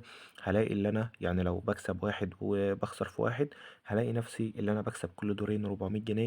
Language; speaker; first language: Arabic; native; Arabic